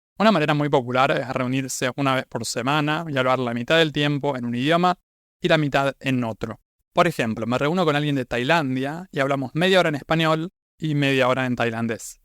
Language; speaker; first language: Spanish; native; Spanish